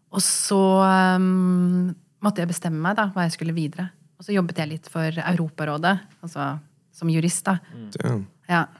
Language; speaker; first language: Norwegian; early bilingual, other home language; Kurdish